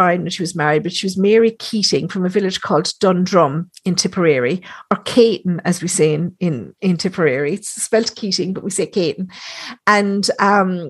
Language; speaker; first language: English; native; English